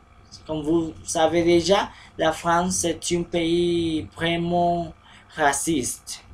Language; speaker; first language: French; non-native, learner; Spanish